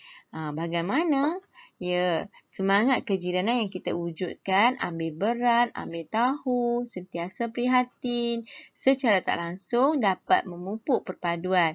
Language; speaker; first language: Malay; native; Malay